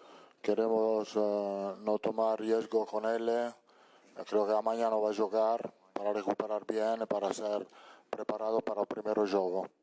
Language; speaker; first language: Portuguese; non-native, learner; Italian